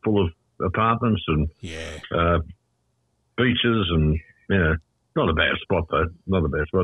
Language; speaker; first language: English; native; English